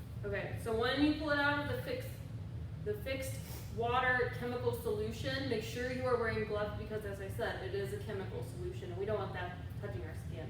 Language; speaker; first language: English; native; English